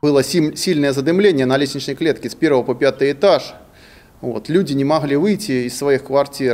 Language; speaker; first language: Russian; native; Russian